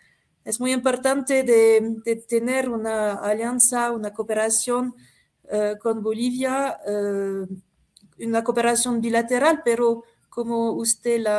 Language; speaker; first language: Spanish; non-native, fluent; French